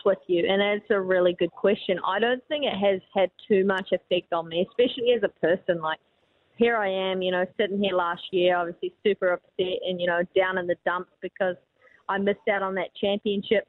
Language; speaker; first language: English; native; English